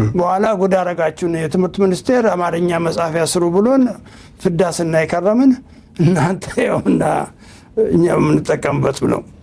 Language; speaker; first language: Amharic; native; Amharic